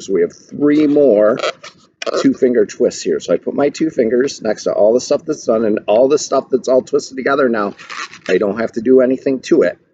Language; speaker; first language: English; native; English